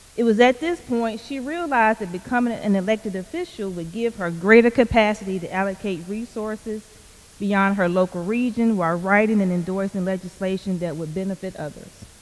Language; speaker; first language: English; native; English